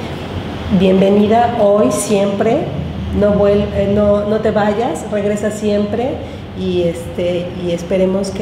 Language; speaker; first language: Spanish; native; Spanish